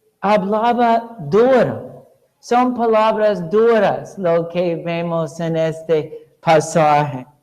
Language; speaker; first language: Spanish; non-native, fluent; English